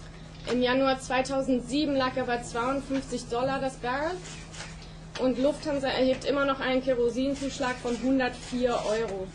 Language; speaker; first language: German; native; German